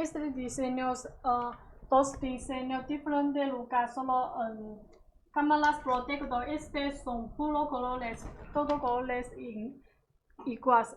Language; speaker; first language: Spanish; non-native, learner; Chinese